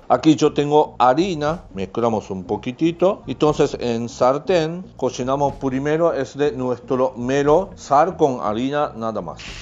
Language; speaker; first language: Spanish; non-native, learner; Japanese